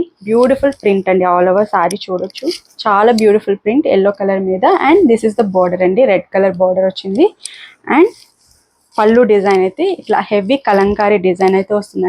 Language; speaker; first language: Telugu; native; Telugu